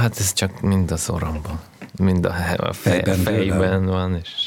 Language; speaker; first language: Hungarian; non-native, learner; Russian